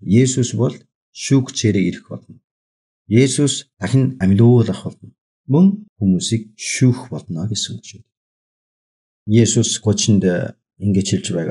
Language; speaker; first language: Mongolian; non-native, fluent; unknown